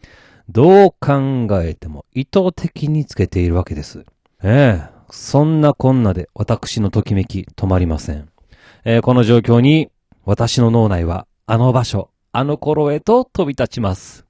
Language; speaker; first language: Japanese; native; Japanese